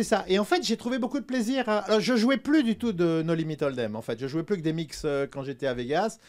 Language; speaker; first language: French; native; French